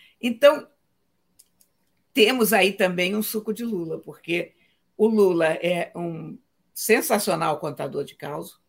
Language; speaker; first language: Portuguese; native; Portuguese